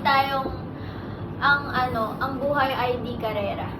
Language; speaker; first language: Filipino; native; Filipino